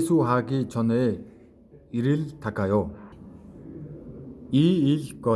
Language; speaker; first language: Korean; non-native, fluent; Mongolian